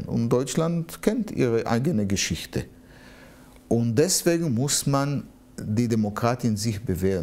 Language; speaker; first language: German; non-native, fluent; Hebrew